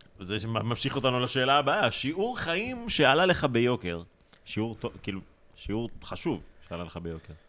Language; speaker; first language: Hebrew; native; Hebrew